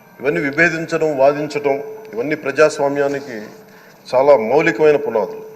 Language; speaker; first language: Telugu; native; Telugu